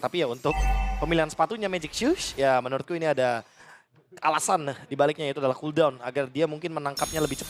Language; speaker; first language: Indonesian; native; Indonesian